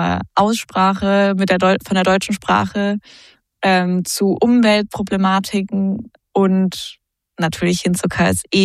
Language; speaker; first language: German; native; German